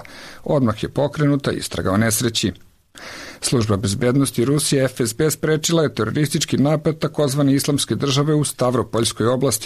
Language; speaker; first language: Croatian; native; Croatian